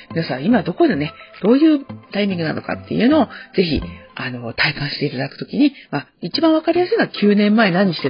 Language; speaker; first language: Japanese; native; Japanese